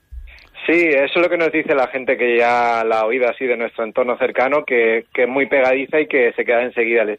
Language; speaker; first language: Spanish; native; Spanish